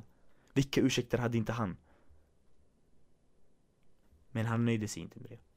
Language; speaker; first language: Swedish; early bilingual, other home language; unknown